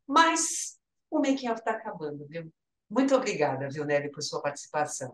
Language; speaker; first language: Portuguese; native; Portuguese